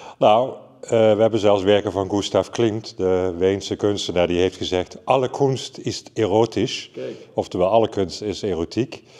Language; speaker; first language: Dutch; native; Dutch